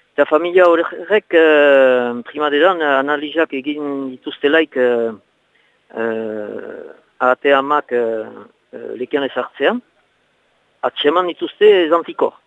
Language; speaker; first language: Basque; native; Basque